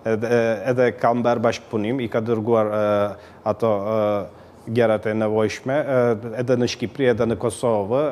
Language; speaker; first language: Albanian; early bilingual, heritage; Albanian